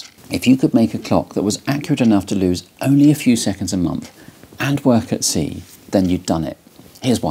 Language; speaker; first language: English; native; English